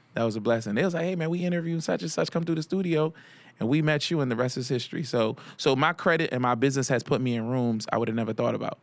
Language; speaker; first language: English; early bilingual, other home language; Haitian Creole